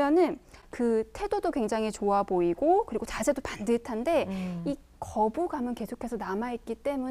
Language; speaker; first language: Korean; native; Korean